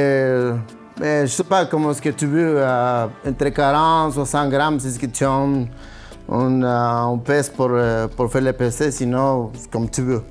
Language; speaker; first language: French; non-native, learner; Spanish